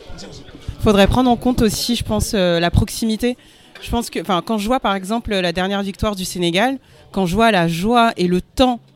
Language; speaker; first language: French; early bilingual, other home language; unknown